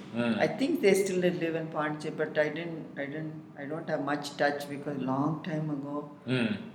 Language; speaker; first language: English; non-native, local second language; Tamil